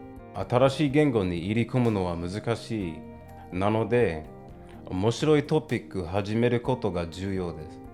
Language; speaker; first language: Japanese; non-native, learner; English